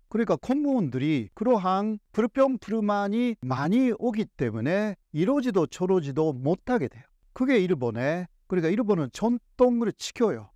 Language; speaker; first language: Korean; non-native, fluent; Japanese